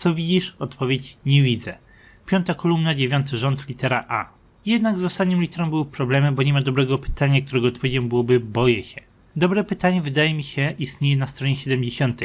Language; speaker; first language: Polish; native; Polish